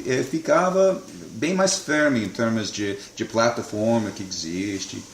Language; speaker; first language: Portuguese; non-native, fluent; English